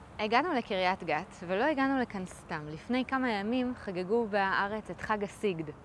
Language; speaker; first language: Hebrew; native; Hebrew